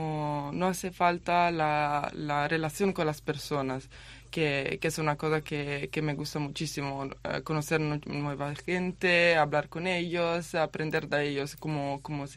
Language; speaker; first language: Spanish; non-native, learner; Italian